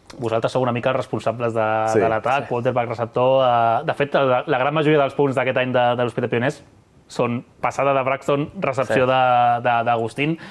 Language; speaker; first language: Catalan; native; Catalan